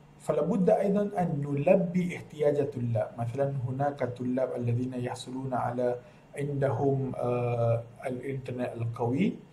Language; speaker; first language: Arabic; non-native, fluent; Malay